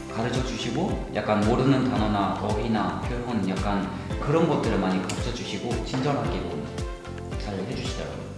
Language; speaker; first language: Korean; non-native, fluent; Uzbek